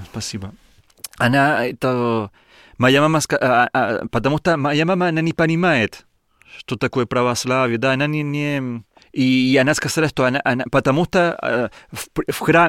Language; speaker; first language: Russian; non-native, learner; Spanish